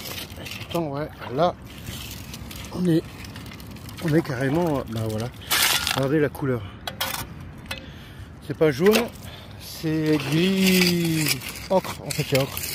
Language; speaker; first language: French; native; French